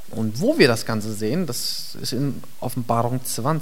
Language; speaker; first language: German; native; German